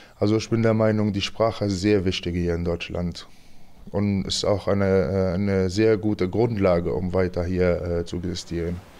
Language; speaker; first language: German; non-native, fluent; Arabic